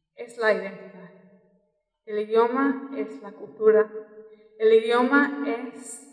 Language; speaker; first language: Spanish; non-native, fluent; English